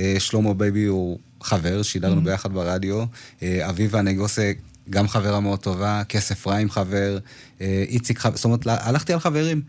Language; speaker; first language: Hebrew; early bilingual, other home language; Amharic